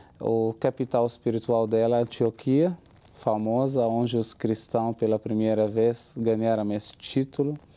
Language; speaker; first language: Portuguese; non-native, fluent; Arabic